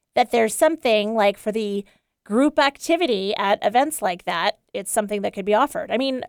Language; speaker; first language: English; native; English